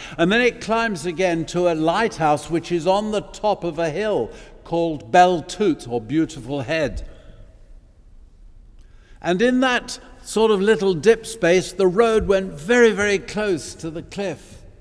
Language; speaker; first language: English; native; English